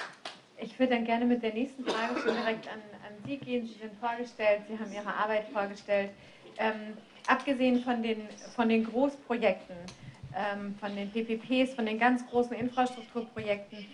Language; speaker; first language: German; native; German